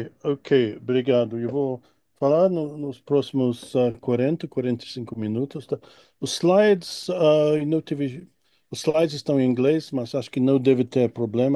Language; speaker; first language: Portuguese; non-native, fluent; English